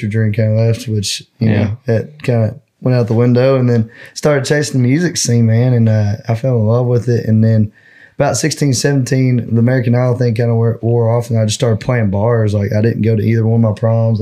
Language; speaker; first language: English; native; English